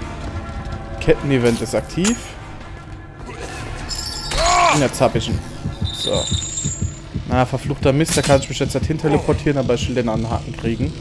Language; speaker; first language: German; native; German